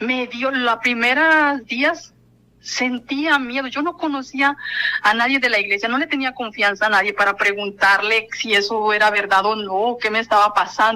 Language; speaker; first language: Spanish; native; Spanish